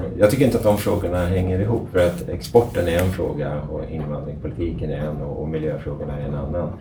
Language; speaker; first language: Swedish; native; Swedish